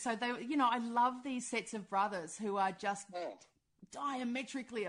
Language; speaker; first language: English; native; English